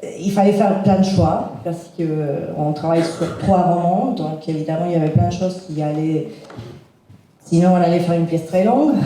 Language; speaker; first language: French; non-native, fluent; Spanish